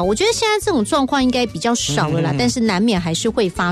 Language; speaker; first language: Chinese; native; Chinese